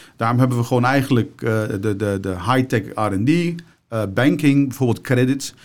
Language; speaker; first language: Dutch; early bilingual, other home language; Turkish